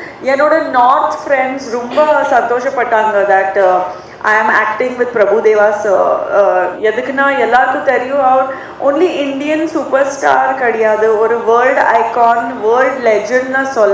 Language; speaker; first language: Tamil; non-native, local second language; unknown